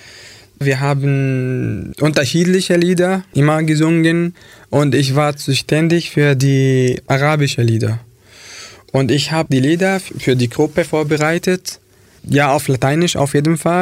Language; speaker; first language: German; non-native, fluent; Arabic